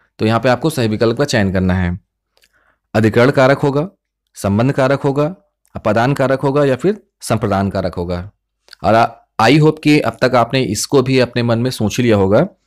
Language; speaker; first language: Hindi; native; Hindi